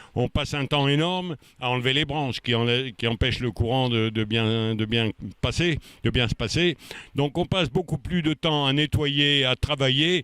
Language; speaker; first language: French; native; French